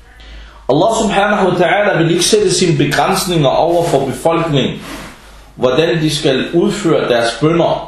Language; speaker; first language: Danish; non-native, fluent; Arabic